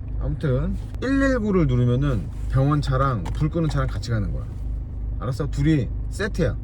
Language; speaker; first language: Korean; native; Korean